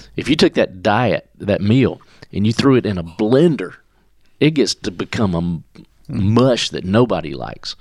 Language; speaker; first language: English; native; English